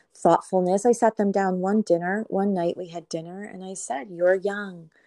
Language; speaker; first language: English; native; English